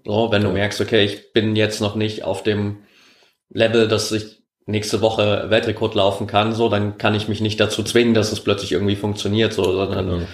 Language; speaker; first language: German; native; German